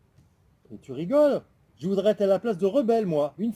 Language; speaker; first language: French; native; French